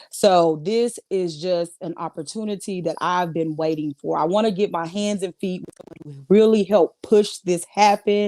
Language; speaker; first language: English; native; English